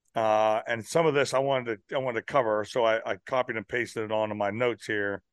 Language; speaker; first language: English; native; English